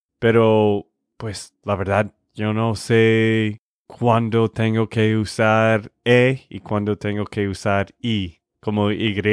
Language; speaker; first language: Spanish; non-native, learner; English